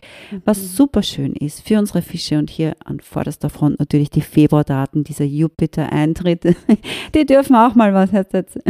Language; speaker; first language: German; native; German